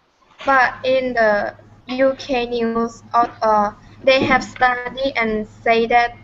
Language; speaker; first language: English; non-native, learner; Thai